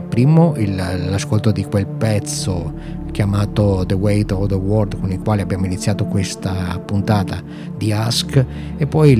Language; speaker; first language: Italian; native; Italian